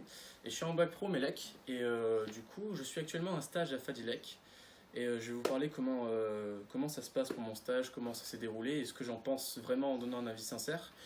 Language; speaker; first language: French; native; French